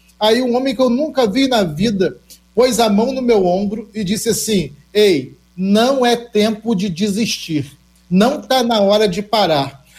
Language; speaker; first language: Portuguese; native; Portuguese